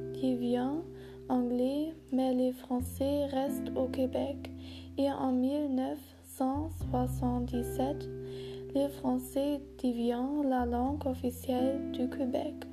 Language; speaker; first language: French; non-native, learner; German